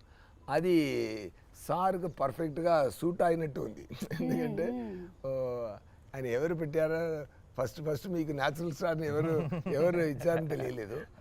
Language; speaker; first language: Telugu; non-native, fluent; Tamil